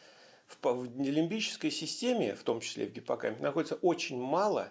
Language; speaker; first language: Russian; native; Russian